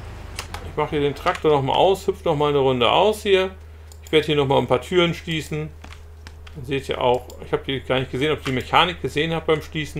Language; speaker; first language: German; native; German